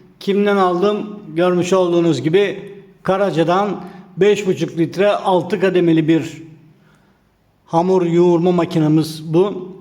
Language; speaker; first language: Turkish; native; Turkish